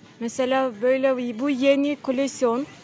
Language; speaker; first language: Turkish; non-native, fluent; Kyrgyz